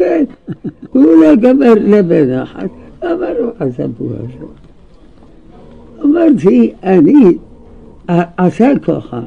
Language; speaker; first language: Hebrew; non-native, learner; Arabic